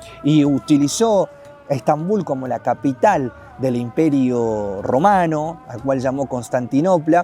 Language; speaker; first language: Spanish; native; Spanish